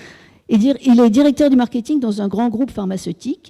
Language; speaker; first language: French; native; French